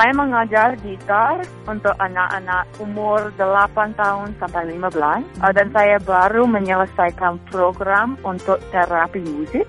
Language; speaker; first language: Indonesian; non-native, fluent; English